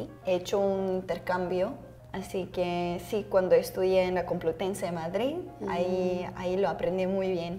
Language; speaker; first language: Spanish; non-native, fluent; Serbian